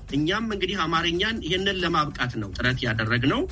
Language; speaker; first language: Amharic; native; Amharic